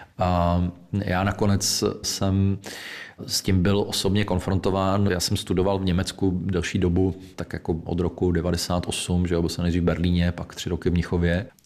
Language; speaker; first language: Czech; native; Czech